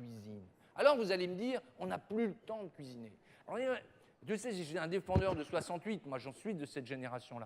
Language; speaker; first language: French; native; French